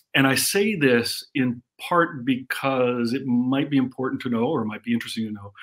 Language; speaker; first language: English; native; English